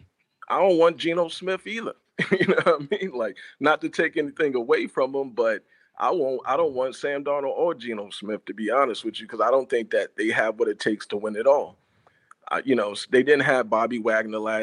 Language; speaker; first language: English; native; English